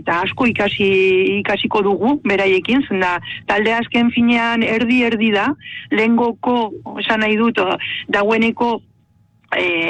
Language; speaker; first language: Basque; native; Basque